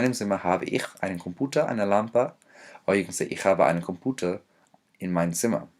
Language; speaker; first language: German; non-native, fluent; English